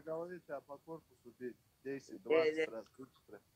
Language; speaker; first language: Russian; non-native, local second language; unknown